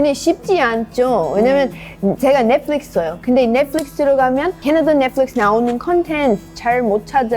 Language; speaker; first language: Korean; non-native, learner; English